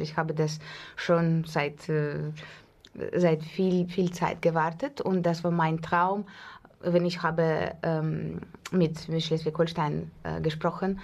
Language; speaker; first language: German; non-native, learner; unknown